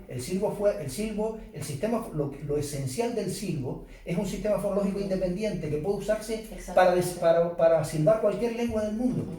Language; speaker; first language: Spanish; native; Spanish